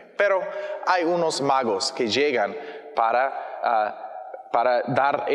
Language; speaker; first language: Spanish; non-native, learner; English